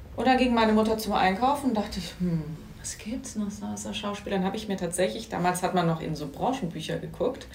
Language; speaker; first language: German; native; German